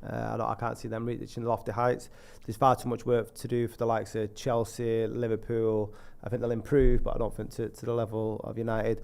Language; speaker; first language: English; native; English